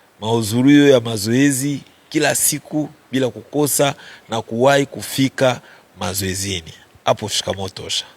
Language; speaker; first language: Swahili; native; Swahili